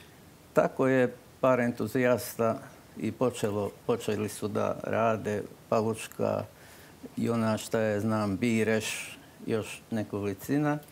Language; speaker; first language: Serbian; non-native, local second language; Slovak